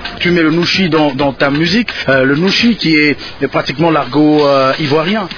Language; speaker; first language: French; non-native, local second language; Lingala